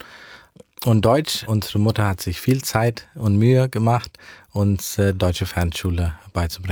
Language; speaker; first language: German; early bilingual, heritage; German